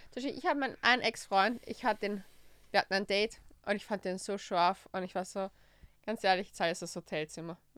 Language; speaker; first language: German; early bilingual, other home language; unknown